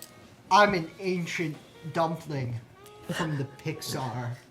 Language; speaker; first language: English; native; English